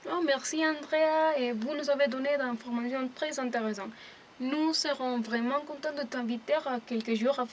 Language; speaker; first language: French; non-native, learner; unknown